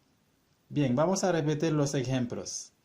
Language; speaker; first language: Spanish; non-native, fluent; Haitian Creole